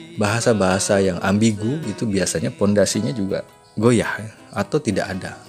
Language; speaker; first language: Indonesian; non-native, local second language; Sundanese